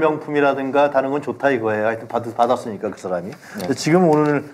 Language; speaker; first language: Korean; native; Korean